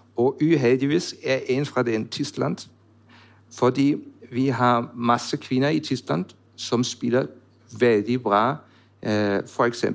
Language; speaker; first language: Norwegian; non-native, learner; German